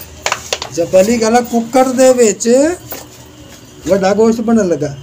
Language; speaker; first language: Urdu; non-native, local second language; Punjabi